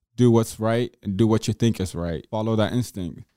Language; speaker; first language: English; early bilingual, other home language; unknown